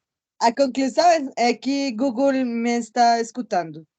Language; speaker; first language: Portuguese; non-native, fluent; Spanish